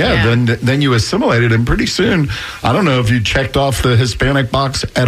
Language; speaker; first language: English; native; English